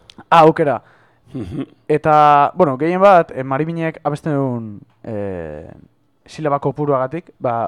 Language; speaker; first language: Basque; native; Basque